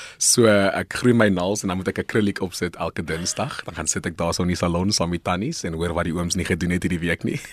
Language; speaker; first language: Afrikaans; non-native, local second language; Northern Sotho